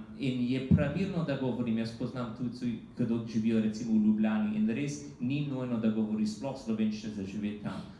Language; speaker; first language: Slovenian; non-native, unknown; English